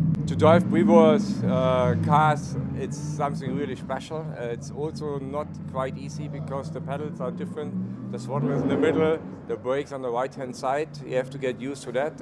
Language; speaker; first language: English; non-native, fluent; German